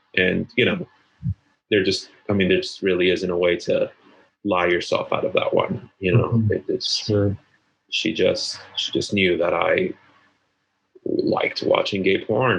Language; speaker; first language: English; native; English